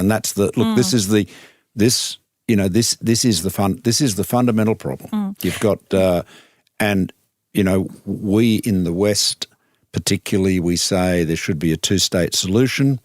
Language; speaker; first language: English; native; English